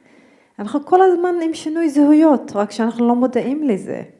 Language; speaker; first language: Hebrew; non-native, local second language; Arabic